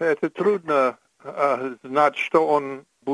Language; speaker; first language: Russian; non-native, fluent; English